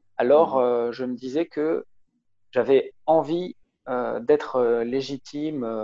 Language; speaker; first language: French; native; French